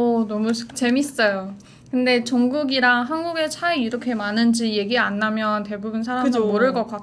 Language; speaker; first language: Korean; non-native, fluent; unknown